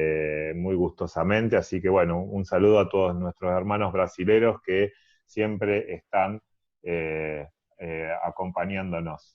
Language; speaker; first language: Spanish; native; Spanish